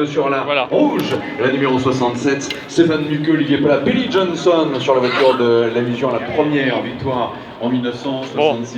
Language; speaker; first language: French; native; French